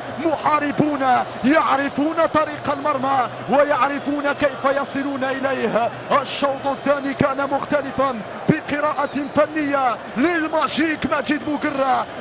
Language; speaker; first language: Arabic; native; Arabic